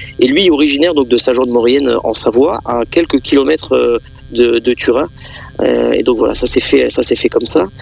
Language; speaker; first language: French; native; French